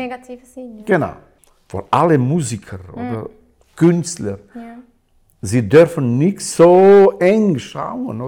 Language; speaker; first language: German; non-native, learner; Albanian